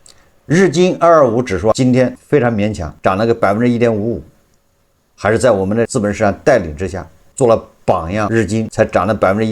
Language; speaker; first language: Chinese; native; Chinese